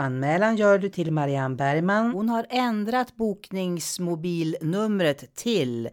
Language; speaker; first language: Swedish; native; Swedish